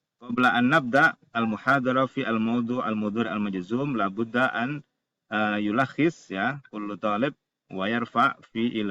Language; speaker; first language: Arabic; non-native, fluent; Indonesian